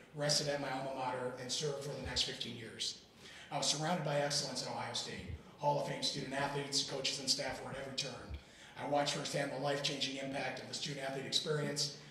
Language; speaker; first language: English; native; English